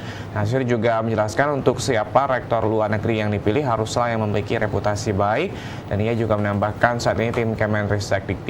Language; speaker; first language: Indonesian; native; Indonesian